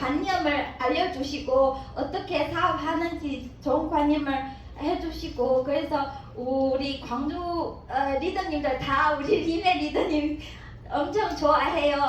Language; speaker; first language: Korean; non-native, learner; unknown